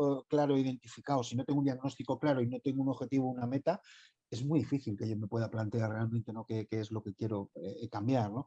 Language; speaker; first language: Spanish; native; Spanish